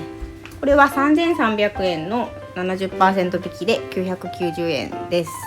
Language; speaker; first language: Japanese; native; Japanese